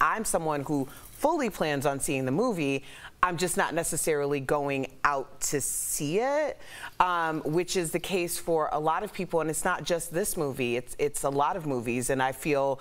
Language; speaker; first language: English; native; English